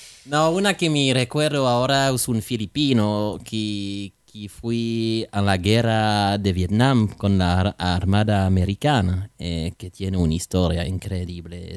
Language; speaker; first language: Spanish; non-native, learner; French